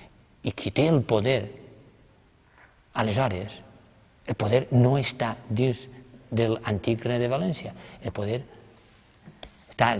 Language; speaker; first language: Catalan; native; Catalan